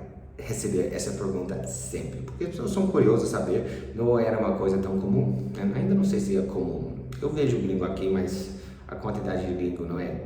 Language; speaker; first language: Portuguese; early bilingual, other home language; English